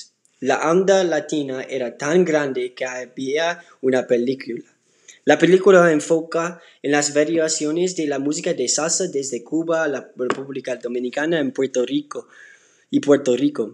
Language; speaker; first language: Spanish; non-native, learner; English